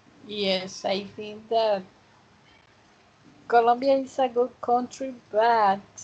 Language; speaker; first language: English; non-native, fluent; Spanish